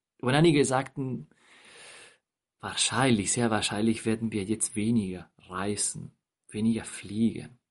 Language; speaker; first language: German; non-native, fluent; Spanish